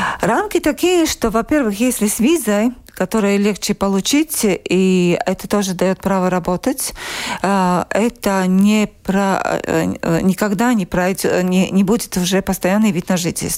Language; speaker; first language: Russian; non-native, local second language; Latvian